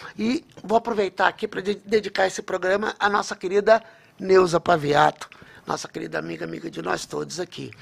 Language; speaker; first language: Portuguese; native; Portuguese